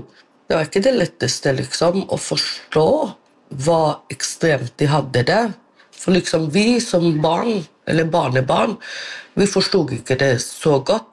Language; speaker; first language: Norwegian; non-native, local second language; Romany